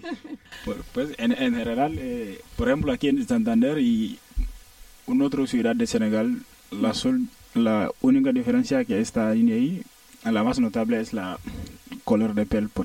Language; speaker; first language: Spanish; non-native, learner; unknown